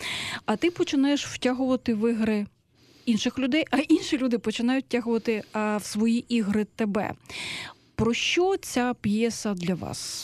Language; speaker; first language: Ukrainian; native; Ukrainian